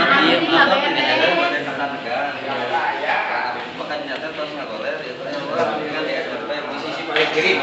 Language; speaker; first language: Indonesian; non-native, local second language; Sundanese